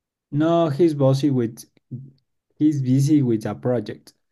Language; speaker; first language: English; non-native, learner; Spanish